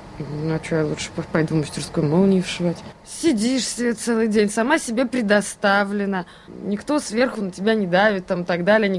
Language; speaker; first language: Russian; native; Russian